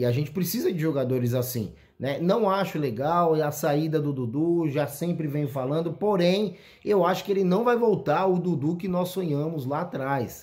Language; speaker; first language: Portuguese; native; Portuguese